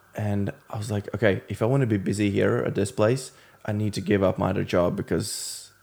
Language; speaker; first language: English; non-native, fluent; Latvian